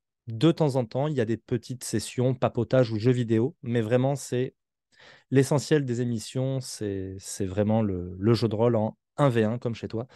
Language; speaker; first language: French; native; French